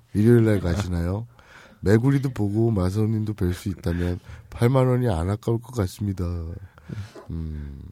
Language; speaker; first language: Korean; native; Korean